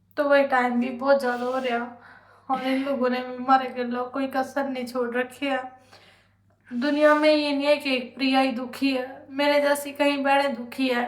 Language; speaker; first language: Hindi; native; Hindi